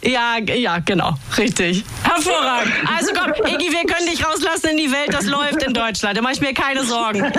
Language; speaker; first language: German; native; German